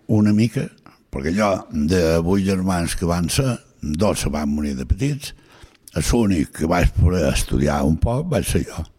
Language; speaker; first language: Catalan; non-native, local second language; Galician